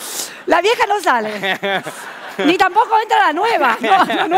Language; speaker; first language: Spanish; native; Spanish